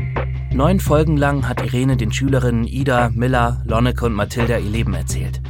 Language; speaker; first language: German; native; German